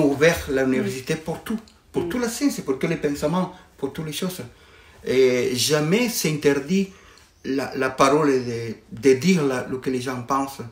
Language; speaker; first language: French; non-native, fluent; Spanish